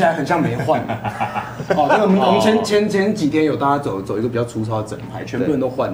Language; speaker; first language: Chinese; native; Chinese